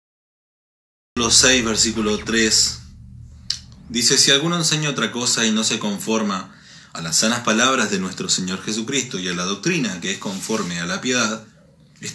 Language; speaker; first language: Spanish; native; Spanish